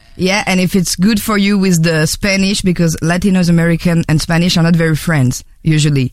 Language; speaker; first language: English; non-native, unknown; French